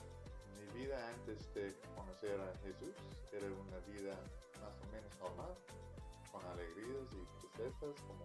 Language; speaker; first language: Spanish; non-native, learner; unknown